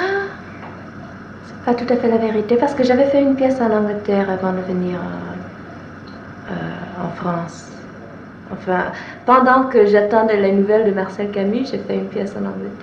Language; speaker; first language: French; non-native, fluent; English